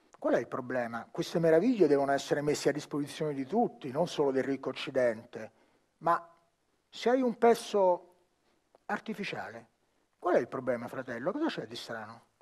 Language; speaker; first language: Italian; non-native, fluent; Tigrinya